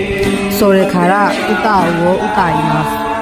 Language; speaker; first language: Japanese; non-native, learner; Burmese